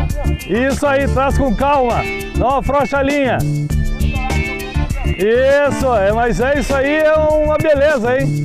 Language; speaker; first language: Portuguese; native; Portuguese